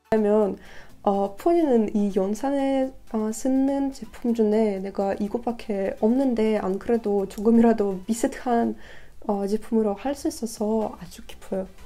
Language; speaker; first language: Korean; non-native, learner; Russian